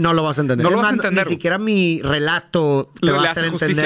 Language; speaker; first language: Spanish; native; Spanish